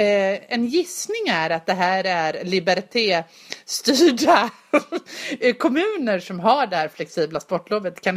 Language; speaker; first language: Swedish; native; Swedish